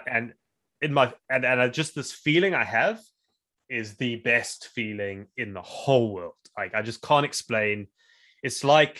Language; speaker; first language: English; native; English